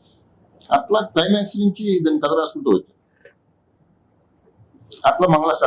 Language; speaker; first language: Telugu; native; Telugu